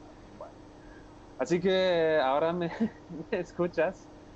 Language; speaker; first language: Spanish; non-native, fluent; French